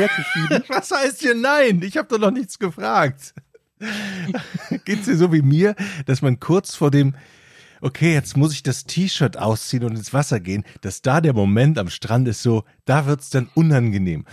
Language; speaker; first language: German; native; German